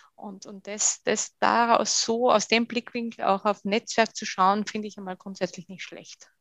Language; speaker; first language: German; native; German